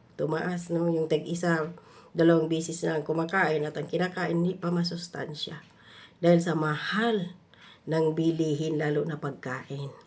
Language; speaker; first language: Filipino; non-native, local second language; Cebuano